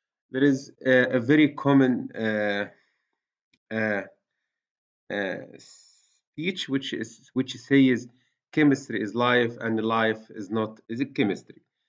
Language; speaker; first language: English; non-native, fluent; Arabic